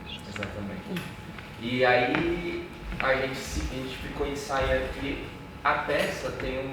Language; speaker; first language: Portuguese; native; Portuguese